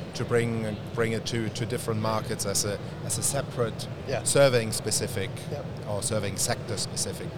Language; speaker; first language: English; non-native, fluent; German